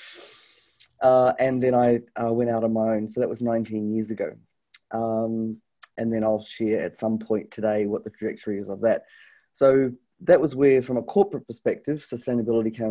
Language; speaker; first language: English; native; English